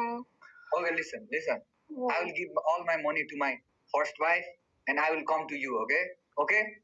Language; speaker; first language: English; non-native, learner; Nepali